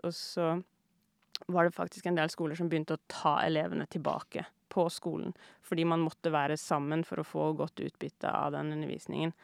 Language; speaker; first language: Norwegian; native; Norwegian